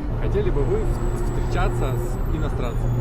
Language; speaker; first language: Russian; native; Russian